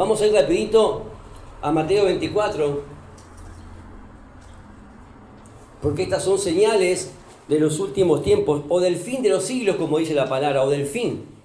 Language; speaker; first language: Spanish; native; Spanish